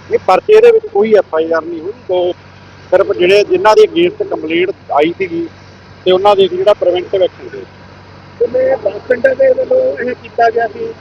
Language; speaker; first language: Punjabi; native; Punjabi